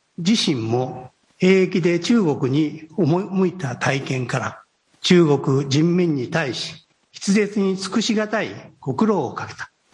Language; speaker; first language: Japanese; native; Japanese